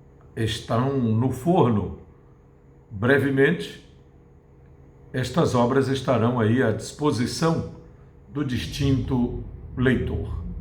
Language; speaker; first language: Portuguese; native; Portuguese